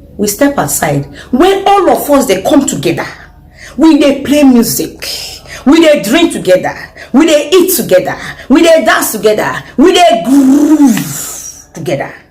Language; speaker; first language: Nigerian Pidgin; non-native, local second language; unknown